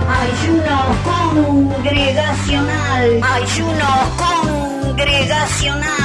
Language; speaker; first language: Spanish; native; Spanish